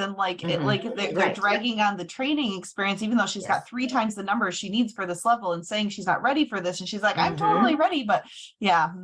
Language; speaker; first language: English; native; English